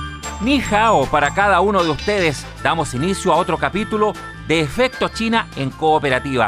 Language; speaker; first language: Spanish; native; Spanish